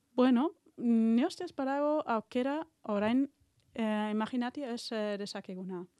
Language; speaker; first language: Basque; non-native, learner; German